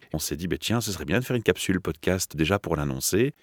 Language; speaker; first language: French; native; French